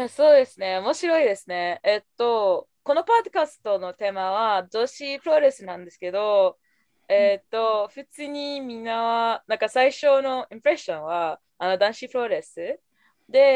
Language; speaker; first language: Japanese; non-native, fluent; English